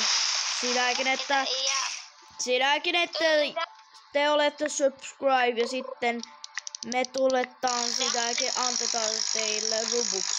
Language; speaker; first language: Finnish; early bilingual, other home language; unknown